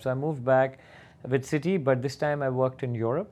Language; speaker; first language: English; non-native, local second language; Urdu